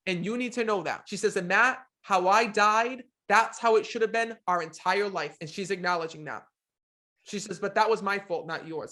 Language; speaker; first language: English; native; English